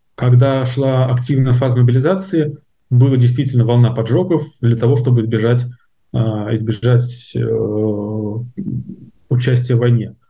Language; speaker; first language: Russian; native; Russian